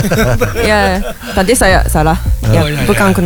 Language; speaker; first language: Indonesian; non-native, learner; Japanese